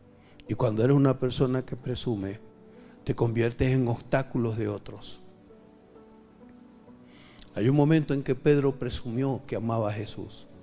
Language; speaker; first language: Spanish; native; Spanish